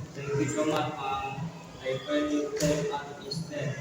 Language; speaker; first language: English; non-native, learner; Indonesian